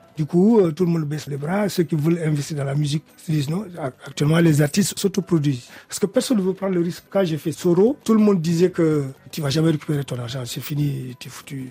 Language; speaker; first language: French; non-native, local second language; Wolof